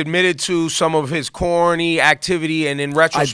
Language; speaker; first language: English; native; English